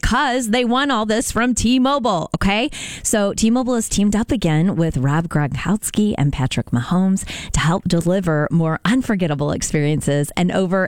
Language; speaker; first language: English; native; English